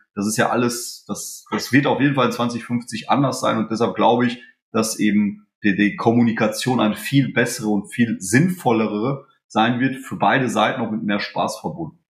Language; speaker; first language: German; early bilingual, other home language; Polish